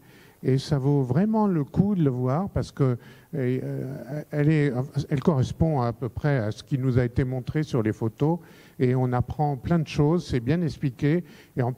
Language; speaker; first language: French; native; French